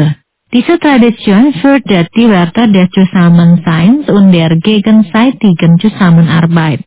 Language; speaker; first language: German; non-native, fluent; Indonesian